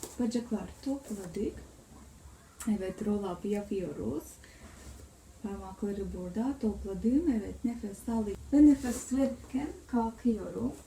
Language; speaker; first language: Turkish; non-native, learner; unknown